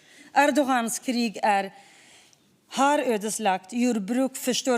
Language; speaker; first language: Swedish; non-native, fluent; Kurdish